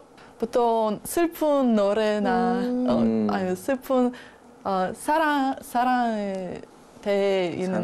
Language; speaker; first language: Korean; non-native, learner; Russian